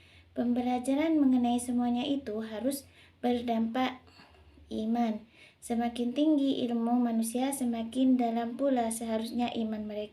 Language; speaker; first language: Indonesian; native; Indonesian